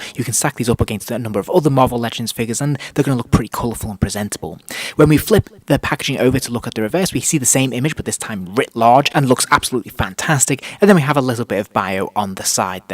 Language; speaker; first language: English; native; English